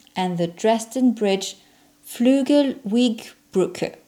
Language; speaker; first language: English; non-native, fluent; French